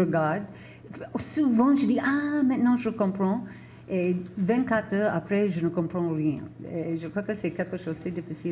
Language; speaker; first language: French; non-native, fluent; English